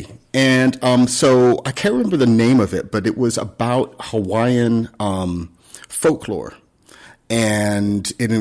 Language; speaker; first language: English; native; English